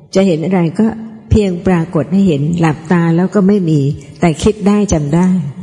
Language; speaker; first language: Thai; native; Thai